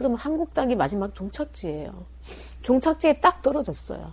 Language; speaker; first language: Korean; native; Korean